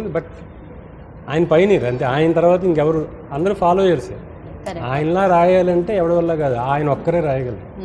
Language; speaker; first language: Telugu; native; Telugu